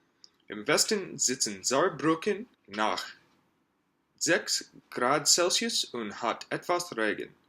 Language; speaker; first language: German; non-native, learner; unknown